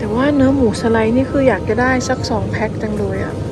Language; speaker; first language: Thai; native; Thai